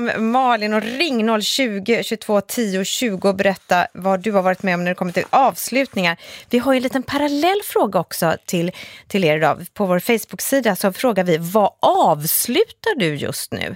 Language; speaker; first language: Swedish; native; Swedish